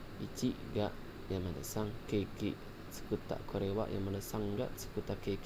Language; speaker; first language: Japanese; non-native, learner; Indonesian